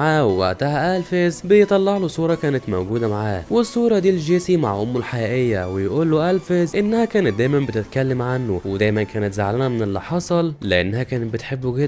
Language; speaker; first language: Arabic; native; Arabic